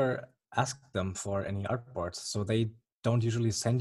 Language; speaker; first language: English; non-native, fluent; German